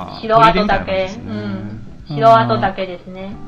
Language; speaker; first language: Japanese; non-native, fluent; Chinese